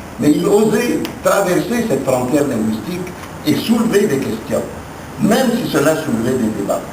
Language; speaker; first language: French; non-native, local second language; Arabic